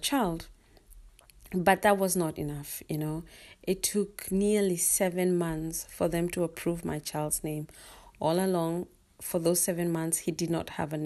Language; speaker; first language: English; non-native, local second language; Kikuyu